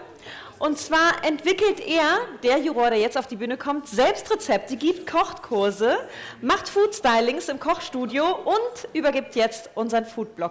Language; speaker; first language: German; native; German